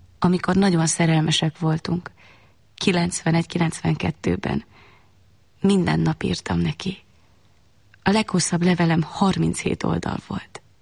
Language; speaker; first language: Hungarian; non-native, fluent; Chinese